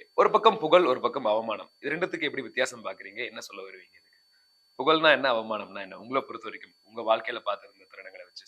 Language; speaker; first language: Tamil; native; Tamil